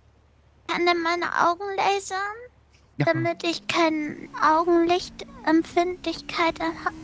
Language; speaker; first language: German; native; German